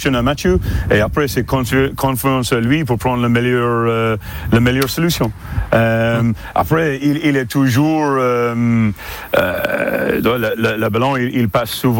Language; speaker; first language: French; non-native, fluent; English